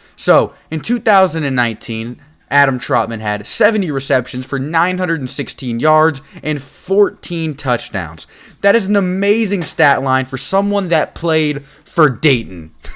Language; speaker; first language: English; native; English